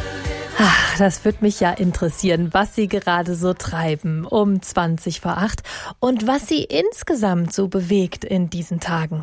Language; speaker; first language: German; native; German